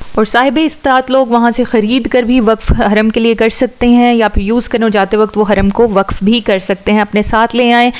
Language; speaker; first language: Urdu; non-native, local second language; Punjabi